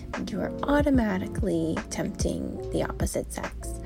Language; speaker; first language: English; native; English